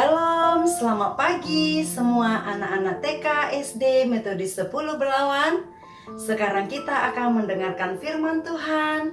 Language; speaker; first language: Indonesian; native; Indonesian